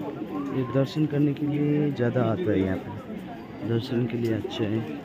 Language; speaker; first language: Hindi; non-native, local second language; Nepali